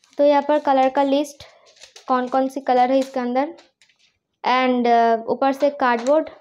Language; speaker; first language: Hindi; non-native, local second language; Bangla